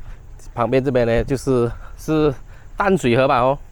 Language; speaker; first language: Chinese; native; Chinese